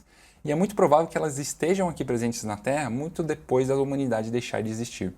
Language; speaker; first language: Portuguese; native; Portuguese